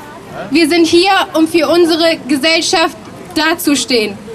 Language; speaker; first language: German; early bilingual, other home language; Punjabi